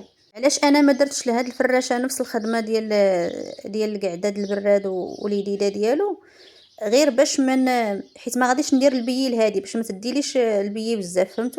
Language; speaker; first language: Arabic; native; Arabic